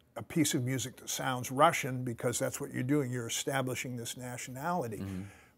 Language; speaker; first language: English; native; English